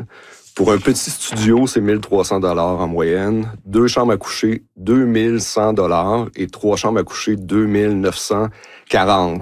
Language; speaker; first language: French; native; French